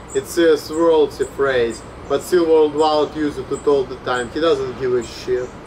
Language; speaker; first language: English; non-native, fluent; Russian